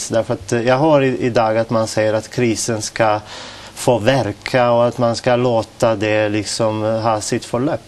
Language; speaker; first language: Swedish; non-native, fluent; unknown